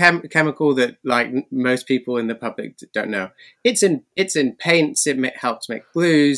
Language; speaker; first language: English; native; English